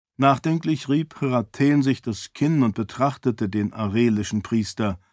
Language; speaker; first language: German; native; German